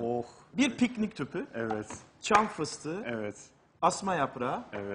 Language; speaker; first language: Turkish; native; Turkish